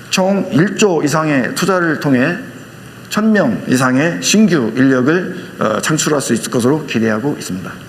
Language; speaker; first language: Korean; native; Korean